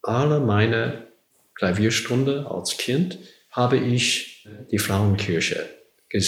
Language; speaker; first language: German; non-native, learner; English